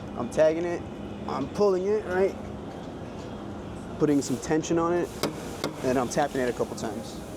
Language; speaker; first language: English; native; English